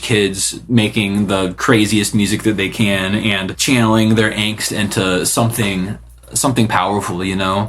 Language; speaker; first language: English; native; English